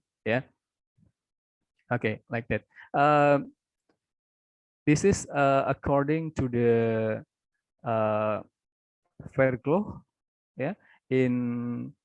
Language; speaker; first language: English; non-native, local second language; Indonesian